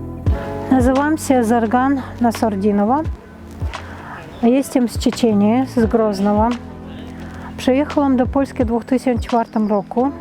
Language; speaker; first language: Polish; non-native, fluent; Chechen